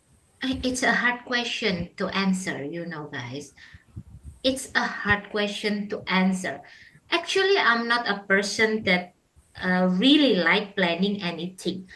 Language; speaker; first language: English; non-native, fluent; Indonesian